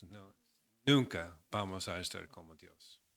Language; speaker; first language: Spanish; non-native, fluent; English